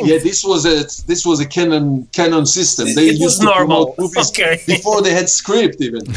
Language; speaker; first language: English; non-native, fluent; Hebrew